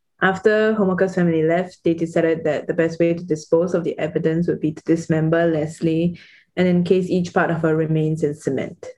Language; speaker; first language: English; native; English